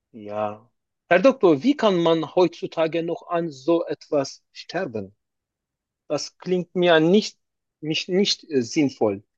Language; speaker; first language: German; non-native, learner; Turkish